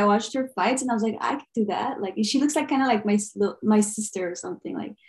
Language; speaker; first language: English; early bilingual, other home language; Armenian